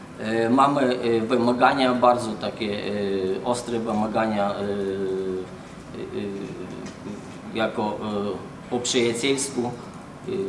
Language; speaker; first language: Polish; non-native, learner; Ukrainian